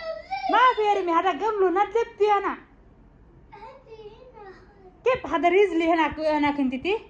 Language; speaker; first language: Arabic; non-native, learner; Bangla